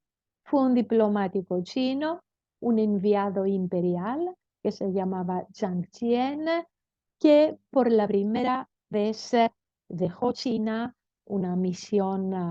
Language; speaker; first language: Spanish; non-native, fluent; Greek